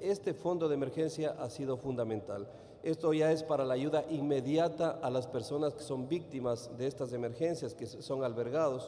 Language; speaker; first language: Spanish; native; Spanish